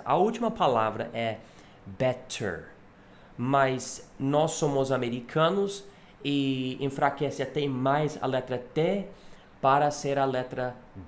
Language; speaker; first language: Portuguese; non-native, fluent; English